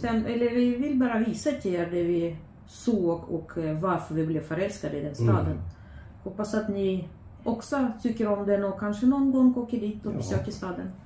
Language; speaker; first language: Swedish; non-native, fluent; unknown